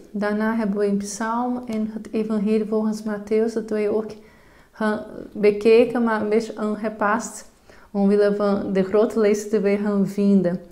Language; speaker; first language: Dutch; non-native, fluent; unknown